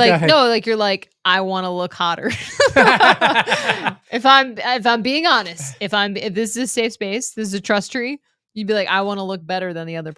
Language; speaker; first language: English; native; English